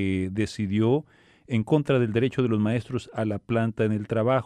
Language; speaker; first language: Spanish; native; Spanish